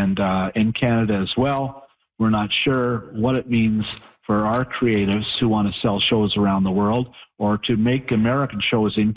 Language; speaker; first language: English; native; English